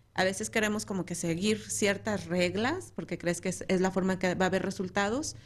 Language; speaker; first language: Spanish; native; Spanish